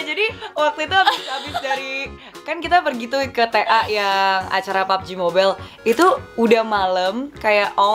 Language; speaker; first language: Indonesian; native; Indonesian